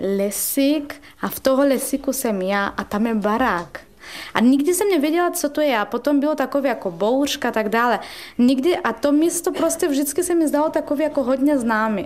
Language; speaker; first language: Czech; non-native, learner; Turkish